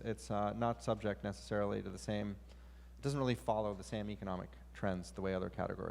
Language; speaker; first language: English; native; English